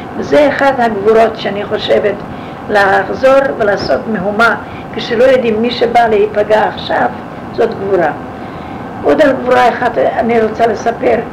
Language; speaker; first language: Hebrew; non-native, fluent; Yiddish